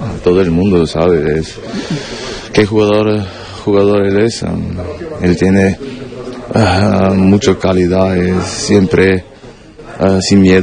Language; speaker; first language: Spanish; non-native, learner; German